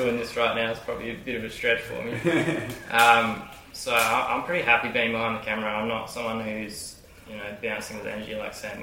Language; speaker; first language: English; native; English